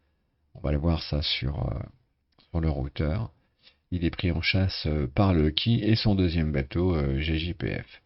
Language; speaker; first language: French; native; French